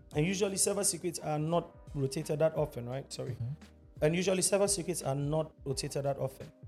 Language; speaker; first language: English; non-native, local second language; Akan